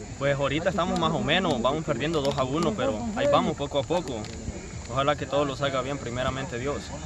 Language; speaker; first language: Spanish; native; Spanish